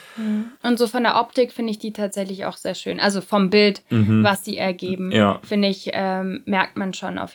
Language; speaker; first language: German; native; German